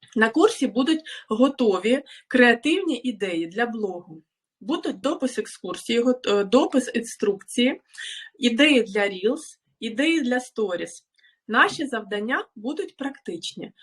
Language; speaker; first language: Ukrainian; non-native, local second language; Russian